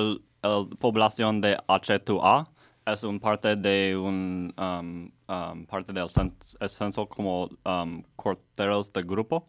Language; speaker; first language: Spanish; non-native, learner; English